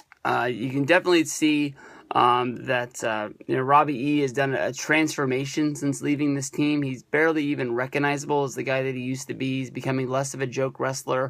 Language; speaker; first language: English; native; English